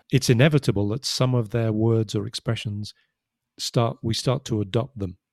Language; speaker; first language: English; native; English